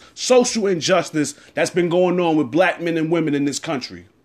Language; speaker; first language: English; native; English